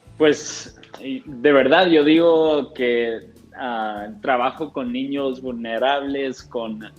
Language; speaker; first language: Spanish; non-native, fluent; English